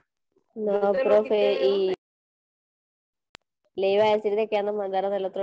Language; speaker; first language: Spanish; native; Spanish